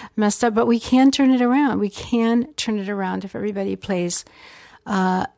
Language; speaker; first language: English; native; English